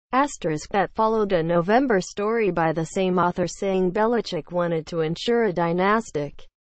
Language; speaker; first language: English; native; English